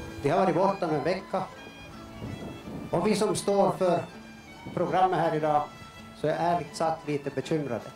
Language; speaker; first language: Swedish; native; Swedish